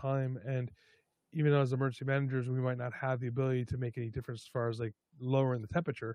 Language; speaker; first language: English; native; English